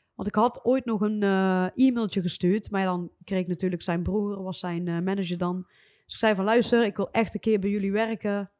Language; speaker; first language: Dutch; native; Dutch